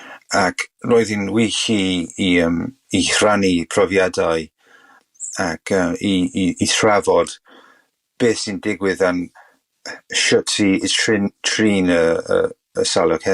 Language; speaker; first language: Welsh; non-native, local second language; English